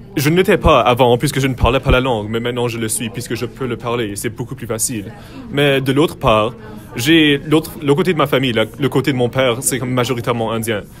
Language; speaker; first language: French; non-native, fluent; English